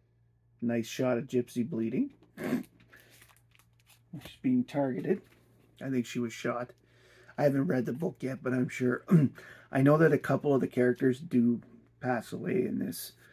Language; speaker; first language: English; native; English